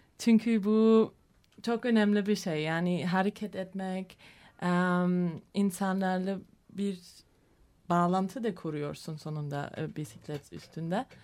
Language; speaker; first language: Turkish; non-native, learner; German